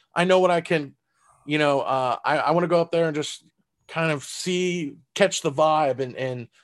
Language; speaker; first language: English; early bilingual, other home language; German